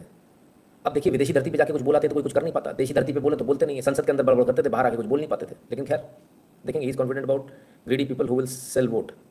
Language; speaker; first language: Hindi; native; Hindi